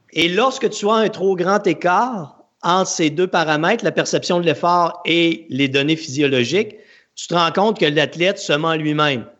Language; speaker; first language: French; native; French